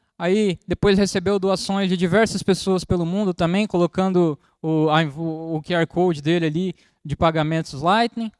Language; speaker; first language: Portuguese; native; Portuguese